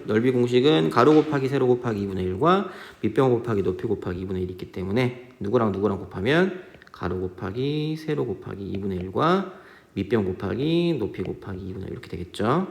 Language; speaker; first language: Korean; native; Korean